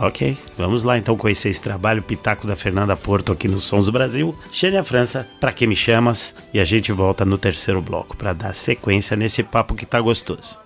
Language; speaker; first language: Portuguese; native; Portuguese